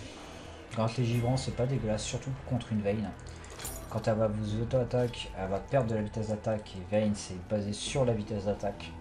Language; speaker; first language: French; native; French